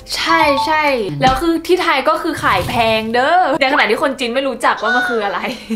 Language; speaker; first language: Thai; native; Thai